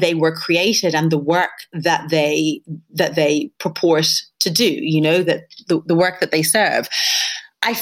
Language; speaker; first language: English; native; English